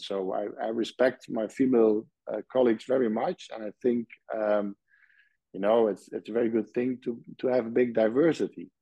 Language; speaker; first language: English; non-native, fluent; Dutch